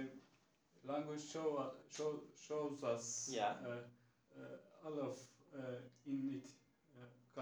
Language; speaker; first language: English; non-native, learner; Turkish